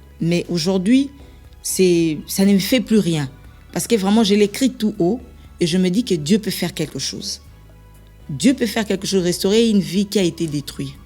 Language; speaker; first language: French; non-native, local second language; Lingala